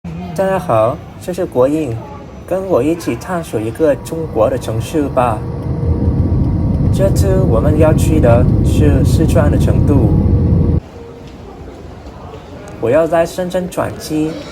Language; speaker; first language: Chinese; non-native, learner; Vietnamese